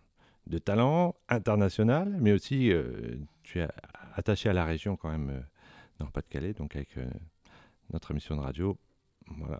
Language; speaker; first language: French; native; French